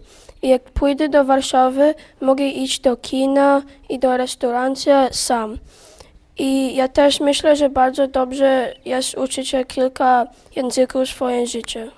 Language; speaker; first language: Polish; early bilingual, heritage; Polish